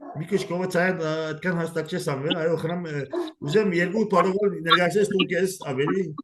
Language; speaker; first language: Armenian; early bilingual, heritage; Armenian